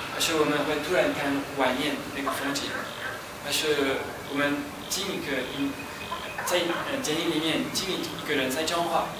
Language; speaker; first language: Chinese; non-native, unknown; French